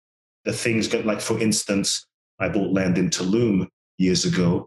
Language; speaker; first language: English; native; English